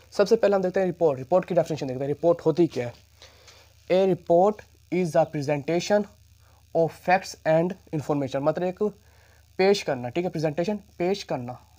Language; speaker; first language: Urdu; non-native, local second language; Punjabi